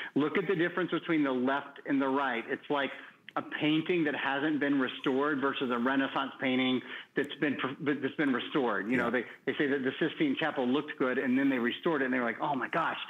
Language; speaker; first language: English; native; English